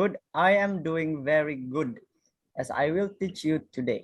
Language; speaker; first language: English; non-native, fluent; Indonesian